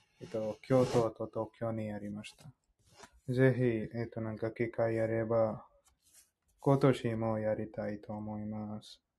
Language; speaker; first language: Japanese; non-native, fluent; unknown